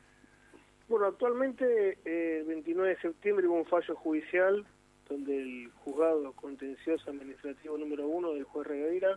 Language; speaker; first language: Spanish; native; Spanish